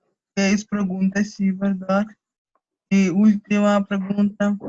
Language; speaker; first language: Spanish; non-native, learner; Russian